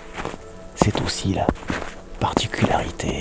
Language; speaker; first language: French; native; French